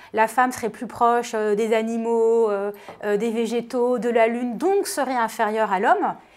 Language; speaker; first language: French; native; French